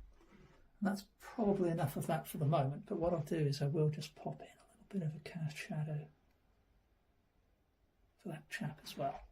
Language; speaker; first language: English; native; English